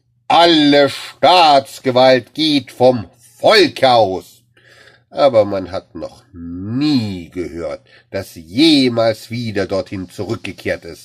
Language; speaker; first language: German; native; German